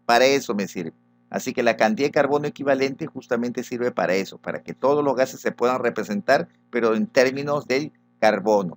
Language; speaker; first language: Spanish; native; Spanish